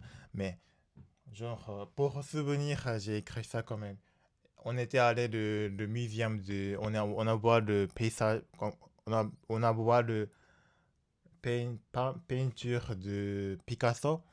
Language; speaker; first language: French; non-native, learner; Japanese